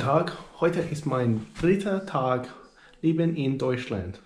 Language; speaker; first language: German; non-native, learner; English